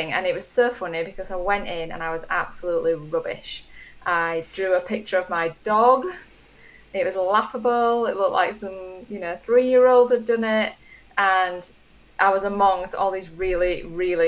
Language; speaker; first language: English; native; English